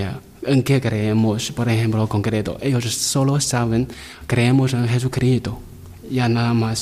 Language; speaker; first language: Spanish; non-native, learner; Chinese